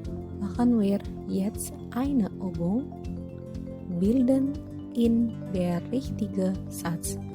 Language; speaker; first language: German; non-native, fluent; Indonesian